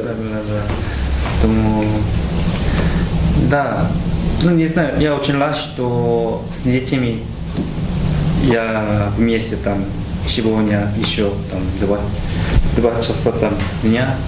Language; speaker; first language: Russian; non-native, learner; Korean